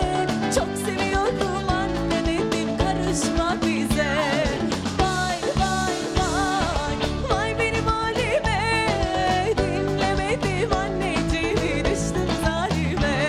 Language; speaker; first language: Turkish; native; Turkish